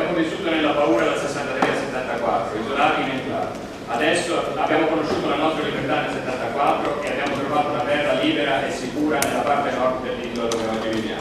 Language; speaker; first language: Italian; native; Italian